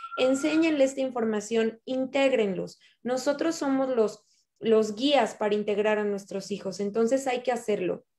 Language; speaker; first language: Spanish; native; Spanish